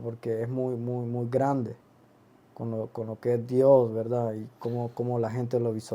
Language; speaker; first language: Spanish; early bilingual, other home language; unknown